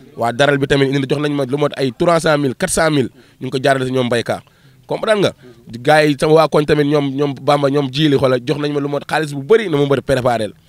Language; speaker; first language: Wolof; non-native, local second language; Fula